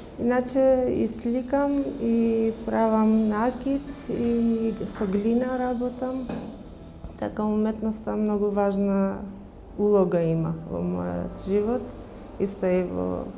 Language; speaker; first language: Macedonian; non-native, fluent; Armenian